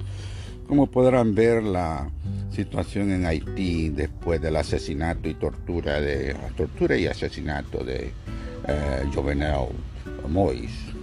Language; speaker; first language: Spanish; native; Spanish